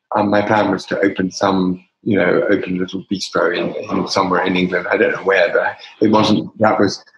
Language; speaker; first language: English; native; English